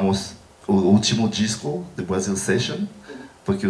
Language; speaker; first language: Portuguese; non-native, learner; Haitian Creole